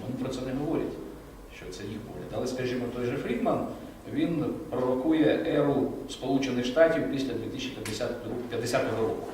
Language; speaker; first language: Ukrainian; native; Ukrainian